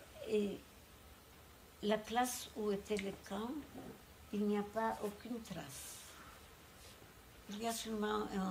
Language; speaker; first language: French; non-native, fluent; Polish